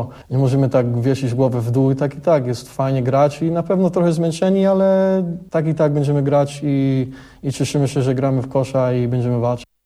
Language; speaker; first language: Polish; early bilingual, heritage; Polish